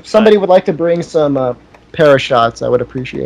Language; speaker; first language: English; native; English